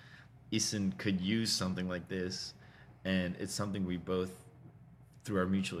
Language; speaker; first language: English; native; English